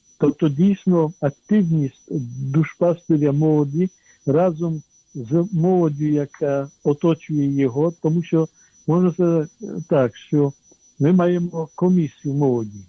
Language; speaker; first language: Ukrainian; non-native, fluent; Polish